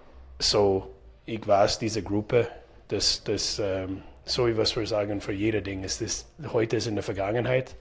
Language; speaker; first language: German; non-native, fluent; English